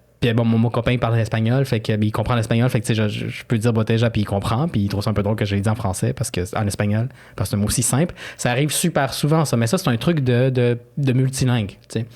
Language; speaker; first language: French; early bilingual, other home language; Spanish